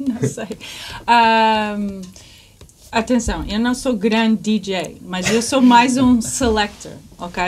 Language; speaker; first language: Portuguese; early bilingual, heritage; English